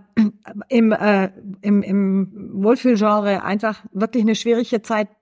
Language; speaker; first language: German; native; German